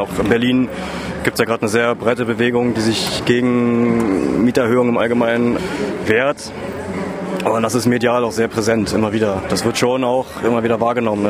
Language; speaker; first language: German; native; German